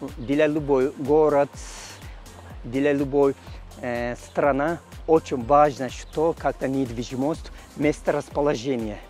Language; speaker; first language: Russian; non-native, learner; Turkish